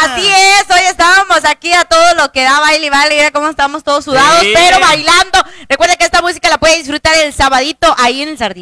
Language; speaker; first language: Spanish; native; Spanish